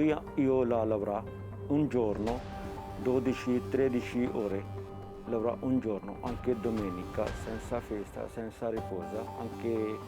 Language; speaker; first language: Italian; non-native, learner; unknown